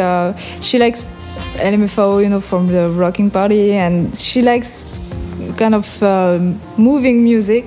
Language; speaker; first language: English; non-native, learner; French